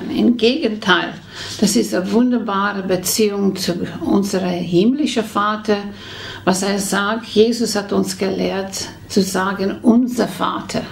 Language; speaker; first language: German; non-native, fluent; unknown